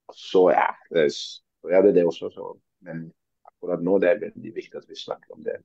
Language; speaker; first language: Norwegian; early bilingual, other home language; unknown